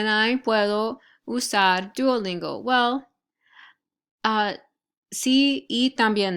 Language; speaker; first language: Spanish; non-native, fluent; English